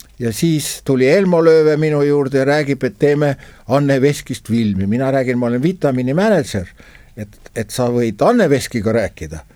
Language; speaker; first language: Estonian; native; Estonian